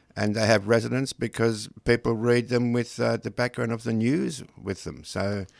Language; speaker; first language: English; non-native, local second language; Ukrainian